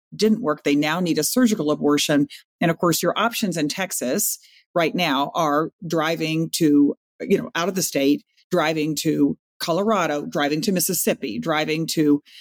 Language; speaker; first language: English; native; English